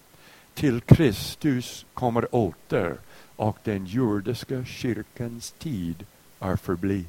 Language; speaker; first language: Swedish; non-native, fluent; English